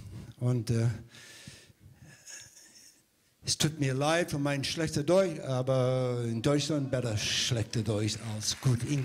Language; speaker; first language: German; non-native, learner; English